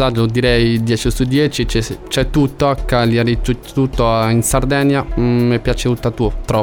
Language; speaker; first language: Italian; non-native, learner; Arabic